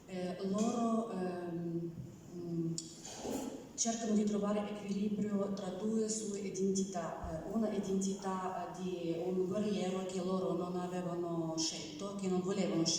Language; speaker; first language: Italian; non-native, learner; Ukrainian